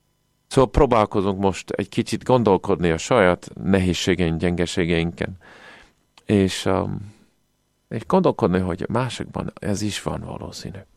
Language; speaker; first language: Hungarian; non-native, fluent; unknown